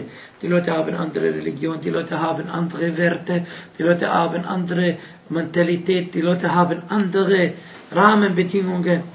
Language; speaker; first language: German; non-native, fluent; Arabic